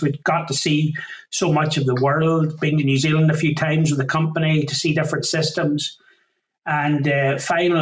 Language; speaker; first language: English; native; English